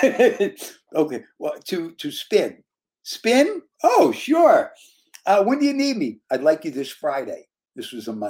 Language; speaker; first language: English; native; English